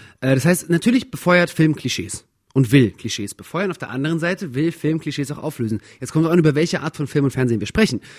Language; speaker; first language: German; early bilingual, other home language; Russian